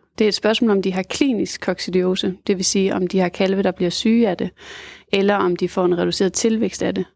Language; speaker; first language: Danish; native; Danish